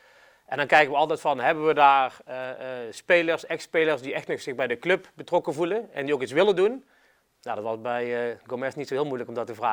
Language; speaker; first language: Dutch; native; Dutch